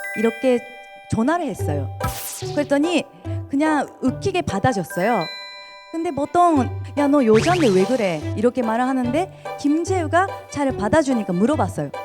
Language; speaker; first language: Korean; non-native, fluent; Japanese